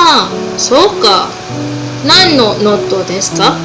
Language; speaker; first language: Japanese; non-native, learner; Malay